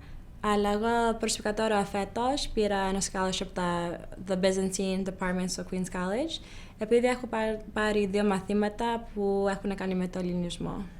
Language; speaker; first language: Greek; early bilingual, heritage; Greek